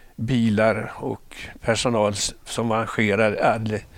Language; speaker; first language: Swedish; native; Swedish